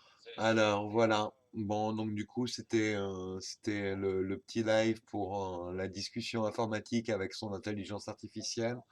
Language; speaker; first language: French; native; French